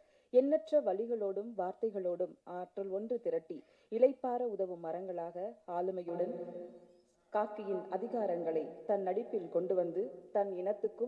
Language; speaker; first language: Tamil; native; Tamil